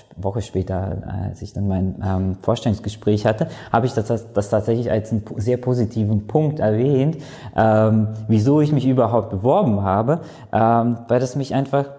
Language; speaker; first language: German; non-native, fluent; Latvian